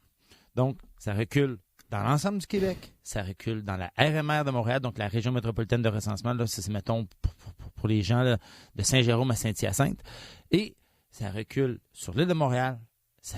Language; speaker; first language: French; native; French